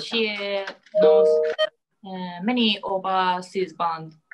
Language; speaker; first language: English; non-native, learner; Japanese